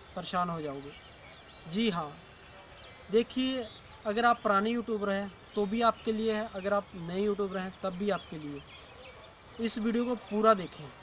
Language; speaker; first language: Hindi; non-native, local second language; Punjabi